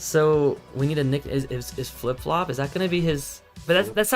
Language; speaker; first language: English; native; English